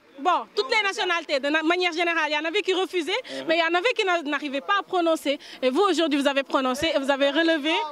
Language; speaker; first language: French; non-native, local second language; Wolof